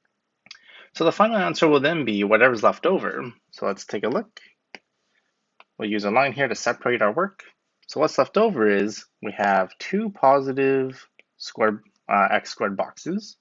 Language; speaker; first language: English; native; English